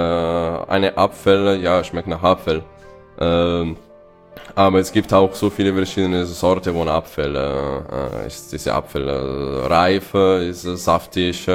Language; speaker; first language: German; non-native, fluent; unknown